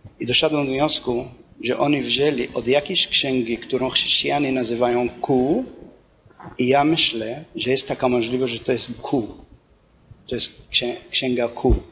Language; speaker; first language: Polish; non-native, fluent; Arabic